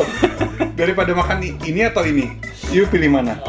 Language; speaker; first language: Indonesian; native; Indonesian